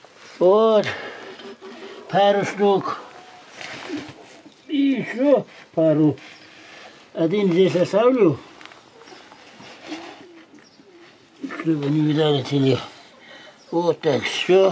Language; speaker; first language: Russian; non-native, local second language; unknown